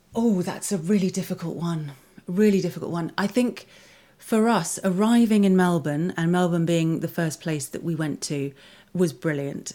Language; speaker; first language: English; native; English